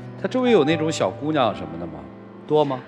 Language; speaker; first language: Chinese; native; Chinese